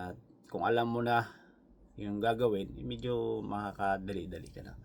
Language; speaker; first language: Filipino; non-native, local second language; Cebuano